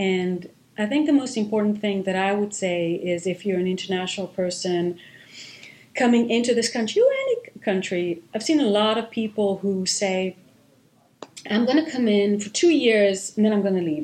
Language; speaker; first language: English; non-native, fluent; Hebrew